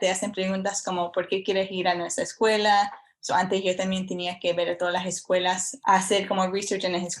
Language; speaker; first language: Spanish; early bilingual, heritage; Spanish